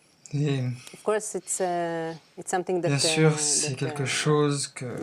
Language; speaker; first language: French; non-native, fluent; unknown